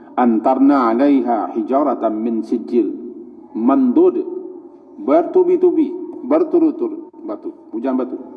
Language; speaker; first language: Malay; non-native, local second language; Minangkabau